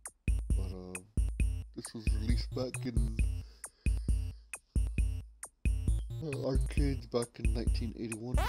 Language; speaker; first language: English; native; English